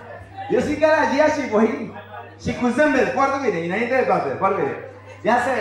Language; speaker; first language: Romanian; non-native, fluent; Spanish